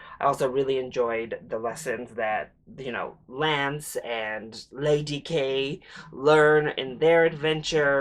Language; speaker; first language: English; native; English